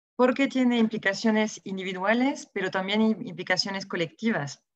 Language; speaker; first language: Spanish; non-native, fluent; French